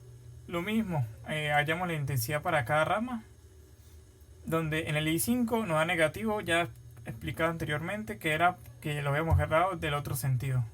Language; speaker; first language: Spanish; native; Spanish